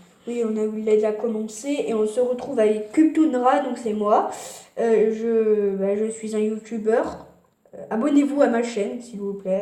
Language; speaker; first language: French; native; French